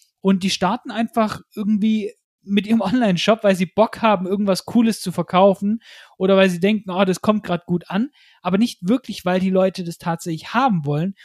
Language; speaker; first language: German; native; German